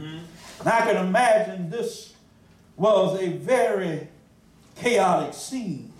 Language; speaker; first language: English; native; English